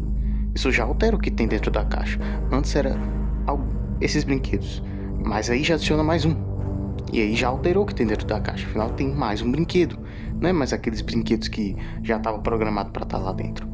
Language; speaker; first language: Portuguese; native; Portuguese